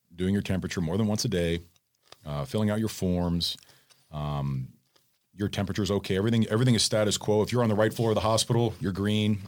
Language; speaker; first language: English; native; English